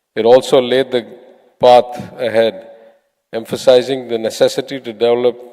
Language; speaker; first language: English; non-native, local second language; Tamil